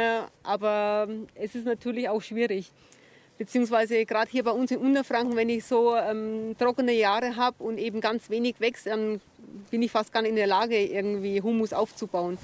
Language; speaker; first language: German; native; German